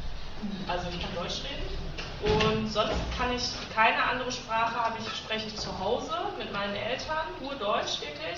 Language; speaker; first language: German; native; German